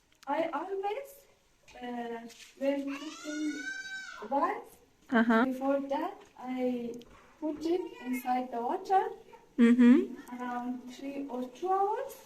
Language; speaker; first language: English; non-native, learner; Persian